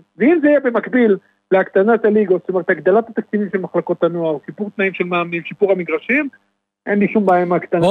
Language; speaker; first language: Hebrew; native; Hebrew